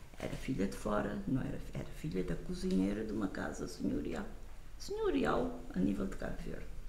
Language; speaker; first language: Portuguese; non-native, local second language; Kabuverdianu